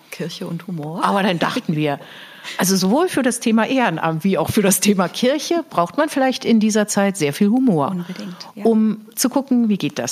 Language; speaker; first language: German; native; German